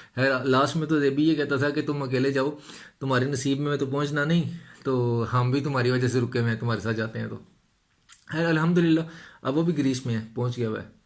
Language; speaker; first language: Urdu; non-native, local second language; Punjabi